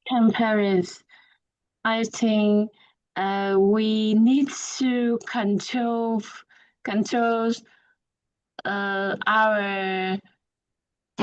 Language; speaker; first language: English; non-native, learner; Vietnamese